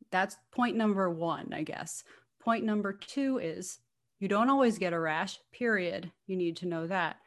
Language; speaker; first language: English; native; English